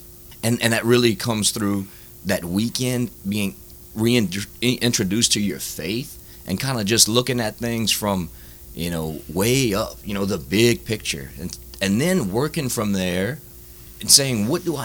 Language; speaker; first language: English; native; English